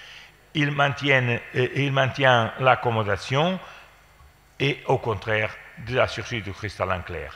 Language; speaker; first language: French; non-native, fluent; Portuguese